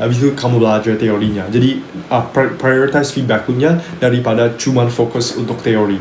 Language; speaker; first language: Indonesian; non-native, local second language; English